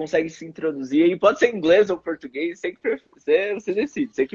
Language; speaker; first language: Portuguese; native; Portuguese